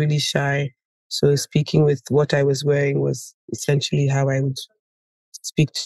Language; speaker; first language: English; non-native, local second language; Yoruba